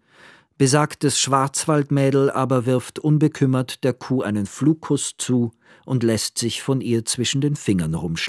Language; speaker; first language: German; native; German